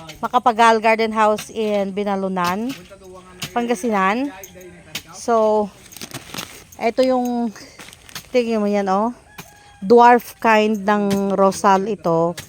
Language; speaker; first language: Filipino; non-native, local second language; Pangasinan